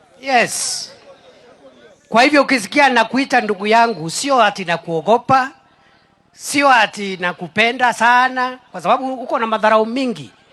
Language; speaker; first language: Swahili; non-native, local second language; Meru